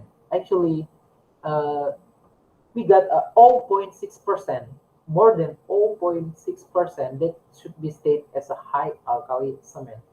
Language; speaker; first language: English; non-native, learner; Indonesian